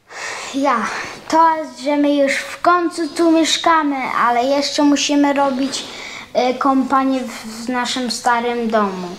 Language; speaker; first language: Polish; early bilingual, heritage; Polish